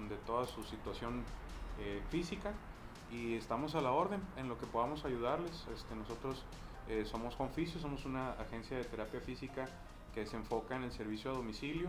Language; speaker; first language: Spanish; native; Spanish